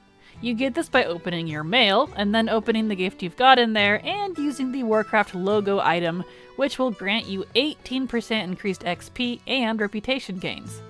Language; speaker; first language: English; native; English